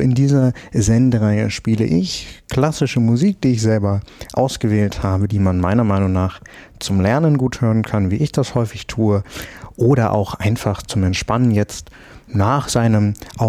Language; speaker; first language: German; native; German